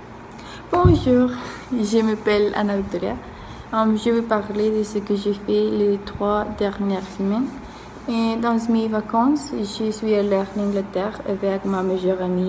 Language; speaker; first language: French; non-native, learner; Spanish